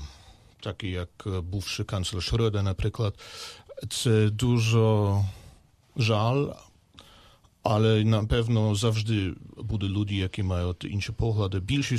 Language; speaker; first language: Ukrainian; non-native, learner; German